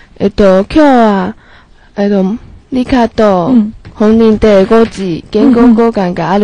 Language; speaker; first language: Japanese; non-native, learner; Chinese